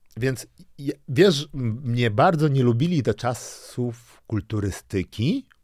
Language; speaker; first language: Polish; early bilingual, other home language; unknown